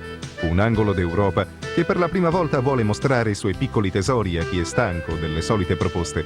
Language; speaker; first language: Italian; native; Italian